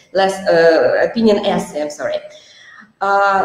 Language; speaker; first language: English; non-native, fluent; Russian